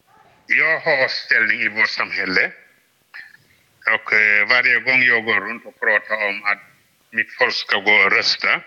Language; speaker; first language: Swedish; non-native, fluent; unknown